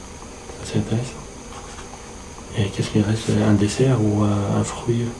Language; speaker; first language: French; non-native, fluent; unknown